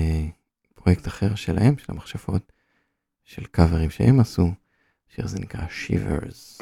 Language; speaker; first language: Hebrew; native; Hebrew